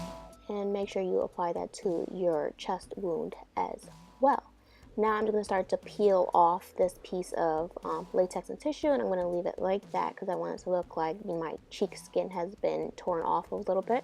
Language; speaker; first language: English; native; English